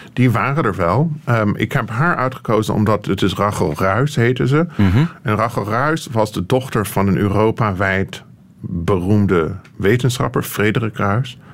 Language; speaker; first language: Dutch; non-native, fluent; English